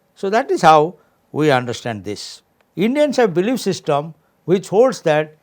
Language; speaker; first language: English; non-native, local second language; Odia